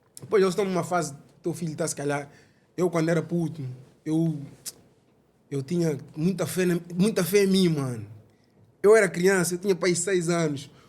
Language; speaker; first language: Portuguese; early bilingual, other home language; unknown